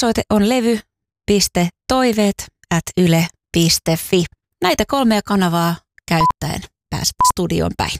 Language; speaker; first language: Finnish; native; Finnish